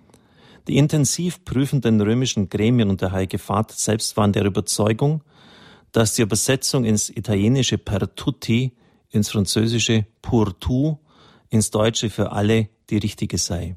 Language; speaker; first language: German; native; German